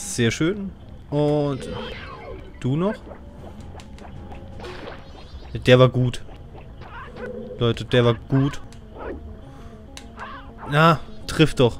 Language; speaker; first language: German; native; German